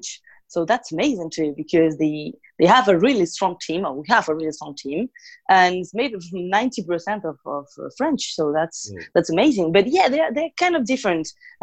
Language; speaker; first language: English; non-native, fluent; Spanish